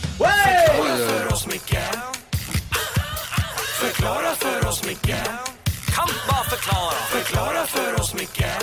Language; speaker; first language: Swedish; native; Swedish